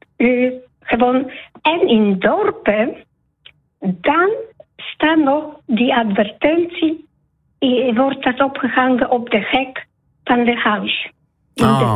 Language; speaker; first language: Dutch; non-native, learner; Polish